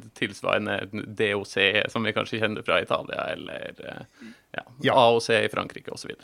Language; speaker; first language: Norwegian; native; Norwegian